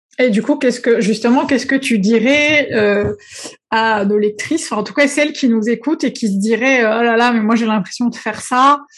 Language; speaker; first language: French; non-native, local second language; Arabic